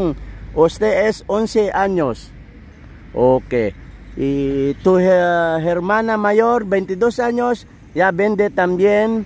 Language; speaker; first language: Spanish; non-native, learner; Filipino